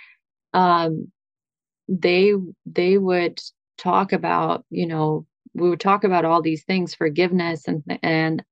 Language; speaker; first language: English; early bilingual, other home language; Russian